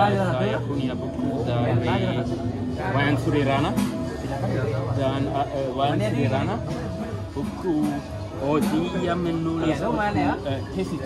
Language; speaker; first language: Indonesian; non-native, learner; German